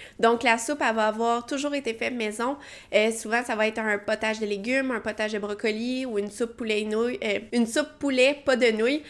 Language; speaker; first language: French; native; French